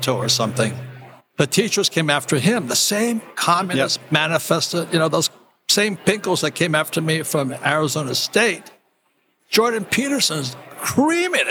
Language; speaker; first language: English; native; English